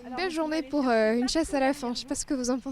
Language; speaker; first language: French; native; French